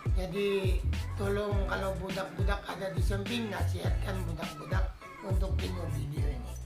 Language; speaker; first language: Malay; non-native, learner; Filipino